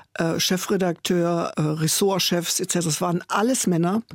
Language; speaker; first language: German; native; German